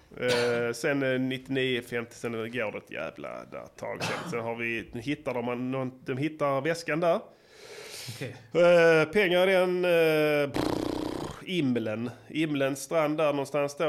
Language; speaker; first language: Swedish; native; Swedish